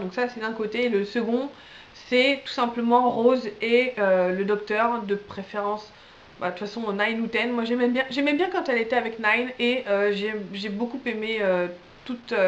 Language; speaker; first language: French; native; French